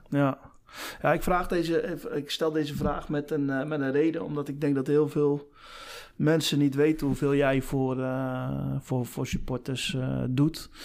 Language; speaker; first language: Dutch; native; Dutch